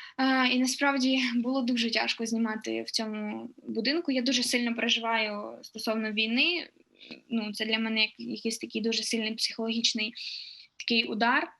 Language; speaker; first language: Ukrainian; non-native, local second language; Russian